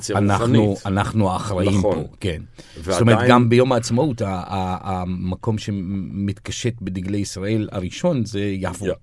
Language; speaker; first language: Hebrew; non-native, local second language; Arabic